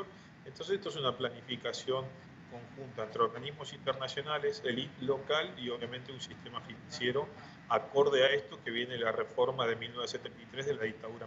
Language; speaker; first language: Spanish; native; Spanish